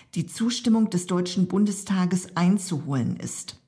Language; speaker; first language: German; native; German